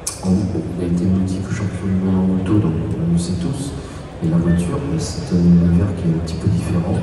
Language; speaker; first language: French; native; French